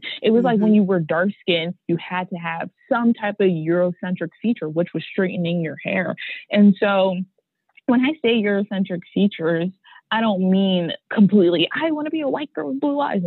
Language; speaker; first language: English; native; English